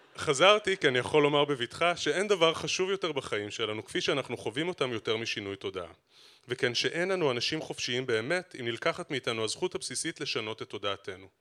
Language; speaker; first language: Hebrew; native; Hebrew